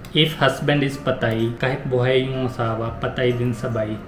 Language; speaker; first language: Filipino; non-native, learner; Punjabi